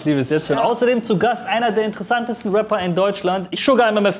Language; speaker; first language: German; early bilingual, other home language; Persian